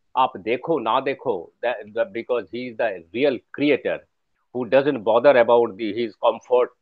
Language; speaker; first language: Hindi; non-native, local second language; Bangla